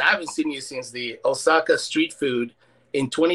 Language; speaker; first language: English; non-native, fluent; Spanish